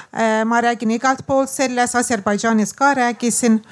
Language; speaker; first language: Estonian; non-native, fluent; Azerbaijani